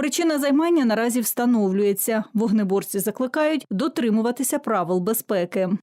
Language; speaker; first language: Ukrainian; native; Ukrainian